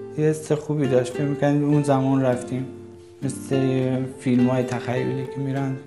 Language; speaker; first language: Persian; native; Persian